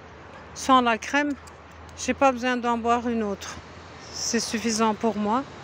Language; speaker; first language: French; non-native, fluent; Turkish